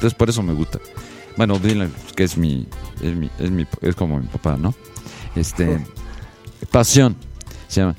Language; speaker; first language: Spanish; native; Spanish